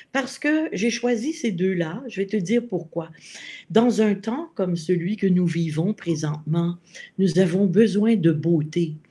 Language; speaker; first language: French; native; French